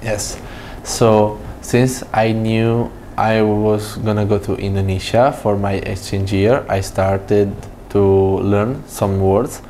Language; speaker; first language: English; non-native, fluent; Italian